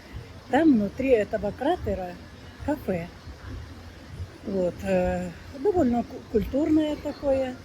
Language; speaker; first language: Russian; native; Russian